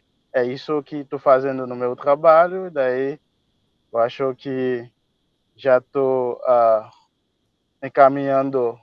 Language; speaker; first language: Portuguese; non-native, fluent; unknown